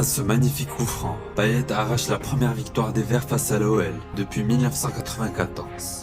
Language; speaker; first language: French; native; French